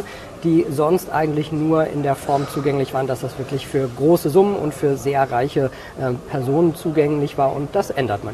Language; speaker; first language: German; native; German